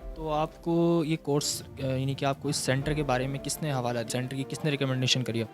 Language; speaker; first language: Hindi; native; Hindi